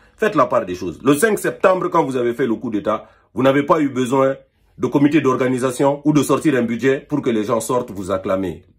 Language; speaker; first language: French; non-native, local second language; Fula